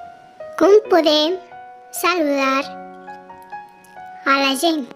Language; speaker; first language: Catalan; non-native, learner; Arabic